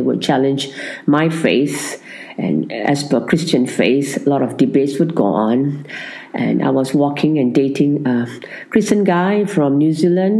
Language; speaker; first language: English; non-native, local second language; Tamil